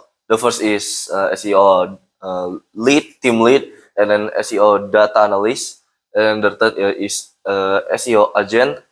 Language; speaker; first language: English; non-native, learner; Indonesian